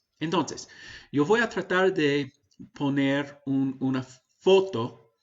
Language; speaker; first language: Spanish; non-native, fluent; English